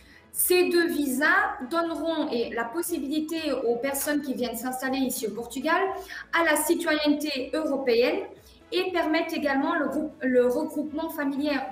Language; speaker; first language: French; non-native, fluent; Portuguese